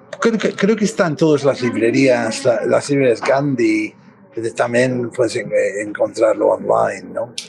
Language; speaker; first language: Spanish; non-native, fluent; English